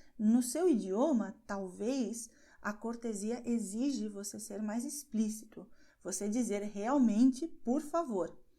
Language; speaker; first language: Portuguese; non-native, fluent; Spanish